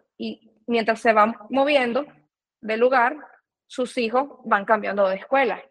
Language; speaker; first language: Spanish; native; Spanish